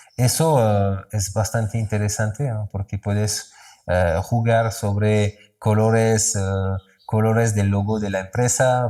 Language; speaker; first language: Spanish; non-native, fluent; French